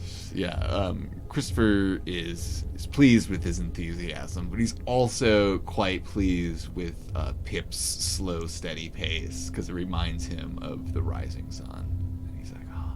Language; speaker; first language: English; native; English